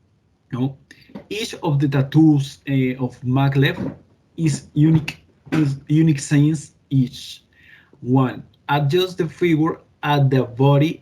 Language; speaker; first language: English; non-native, learner; Spanish